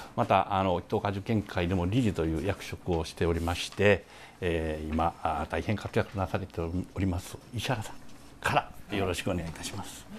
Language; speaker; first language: Japanese; native; Japanese